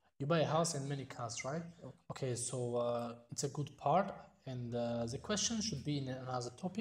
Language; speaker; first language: English; non-native, fluent; Tajik